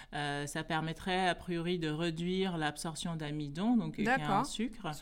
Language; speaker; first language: French; non-native, fluent; Portuguese